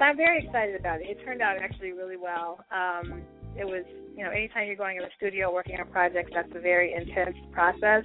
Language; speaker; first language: English; native; English